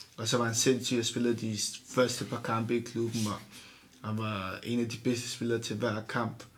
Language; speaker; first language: Danish; early bilingual, other home language; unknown